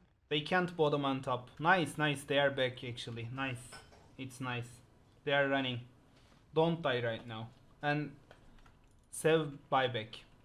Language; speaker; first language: English; non-native, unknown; Turkish